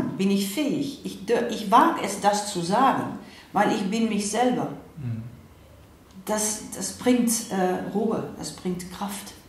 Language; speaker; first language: German; non-native, fluent; Dutch